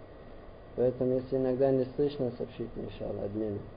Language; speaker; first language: Russian; non-native, learner; Arabic